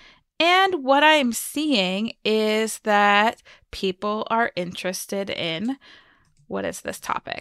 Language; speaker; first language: English; native; English